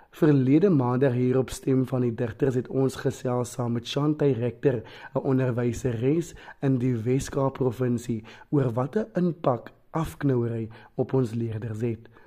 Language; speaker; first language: Afrikaans; native; Afrikaans